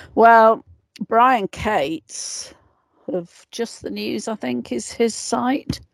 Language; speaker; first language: English; native; English